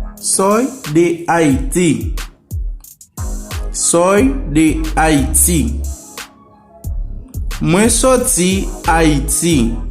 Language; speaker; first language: Spanish; non-native, fluent; Haitian Creole